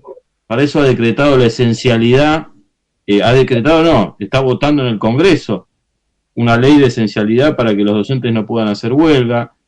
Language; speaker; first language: Spanish; native; Spanish